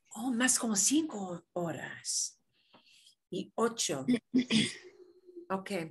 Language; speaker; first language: Spanish; non-native, fluent; English